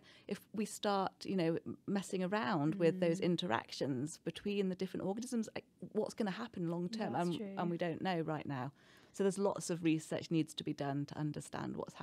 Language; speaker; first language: English; native; English